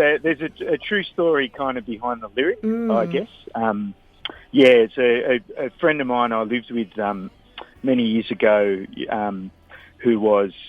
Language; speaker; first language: English; native; English